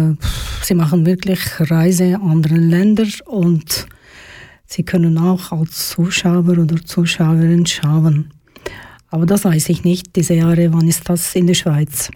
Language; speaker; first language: German; non-native, learner; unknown